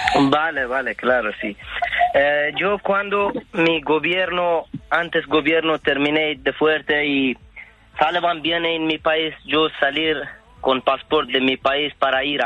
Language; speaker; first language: Spanish; non-native, learner; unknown